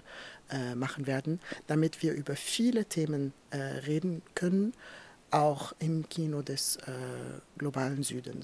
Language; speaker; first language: German; non-native, fluent; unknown